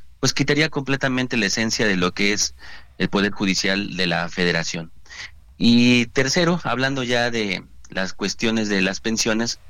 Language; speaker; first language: Spanish; native; Spanish